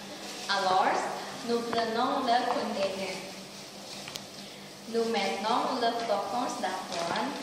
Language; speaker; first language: French; non-native, learner; Indonesian